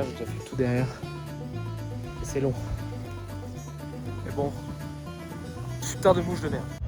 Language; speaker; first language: French; native; French